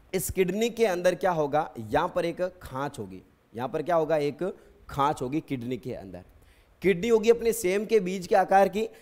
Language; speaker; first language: Hindi; native; Hindi